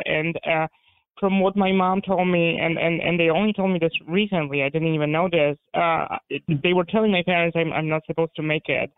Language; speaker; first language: English; non-native, fluent; Polish